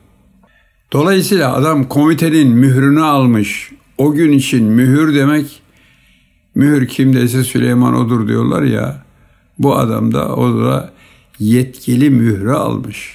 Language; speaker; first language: Turkish; native; Turkish